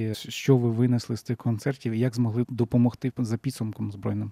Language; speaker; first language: Ukrainian; native; Ukrainian